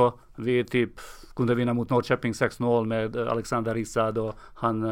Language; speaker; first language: Swedish; non-native, fluent; Serbian